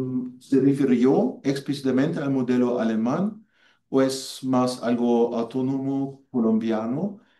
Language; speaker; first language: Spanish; non-native, fluent; German